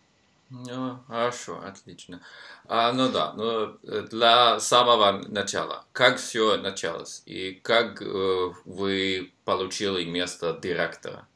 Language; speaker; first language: Russian; non-native, learner; Norwegian